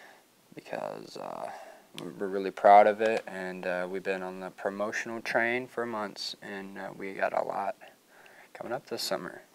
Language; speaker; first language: English; native; English